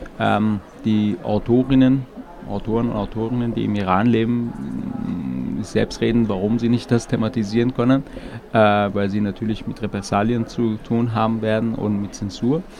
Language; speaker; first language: German; non-native, fluent; Persian